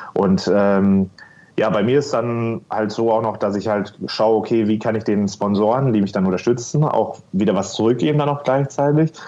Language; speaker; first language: German; native; German